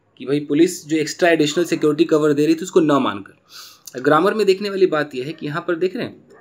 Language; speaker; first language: Hindi; native; Hindi